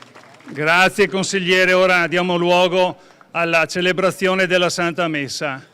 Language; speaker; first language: Italian; native; Italian